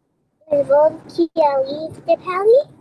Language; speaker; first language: French; non-native, learner; English